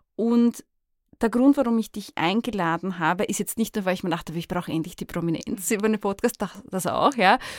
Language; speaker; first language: German; native; German